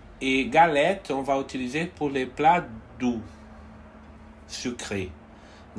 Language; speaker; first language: French; non-native, fluent; Portuguese